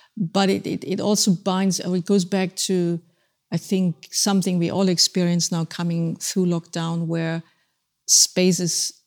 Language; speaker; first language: English; non-native, fluent; German